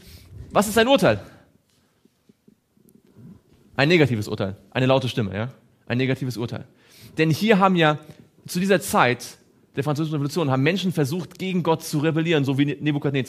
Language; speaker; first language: German; native; German